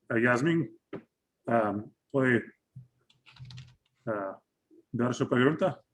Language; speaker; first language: Spanish; non-native, fluent; English